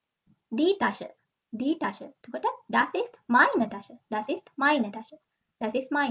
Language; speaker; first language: German; non-native, learner; Sinhala